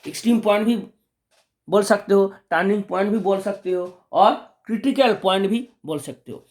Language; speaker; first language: Hindi; non-native, local second language; Bangla